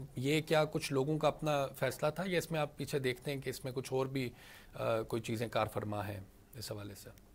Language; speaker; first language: Urdu; non-native, local second language; Punjabi